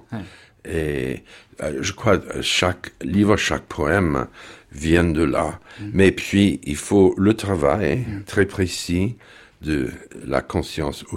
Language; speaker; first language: French; non-native, fluent; English